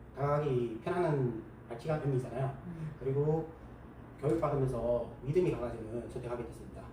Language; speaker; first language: Korean; early bilingual, heritage; Korean